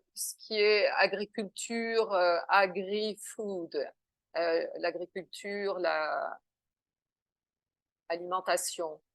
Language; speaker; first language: French; non-native, learner; Portuguese